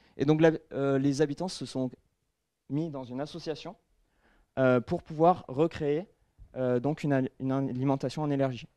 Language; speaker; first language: French; native; French